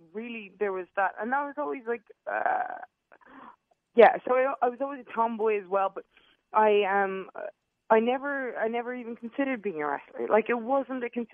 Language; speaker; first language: English; native; English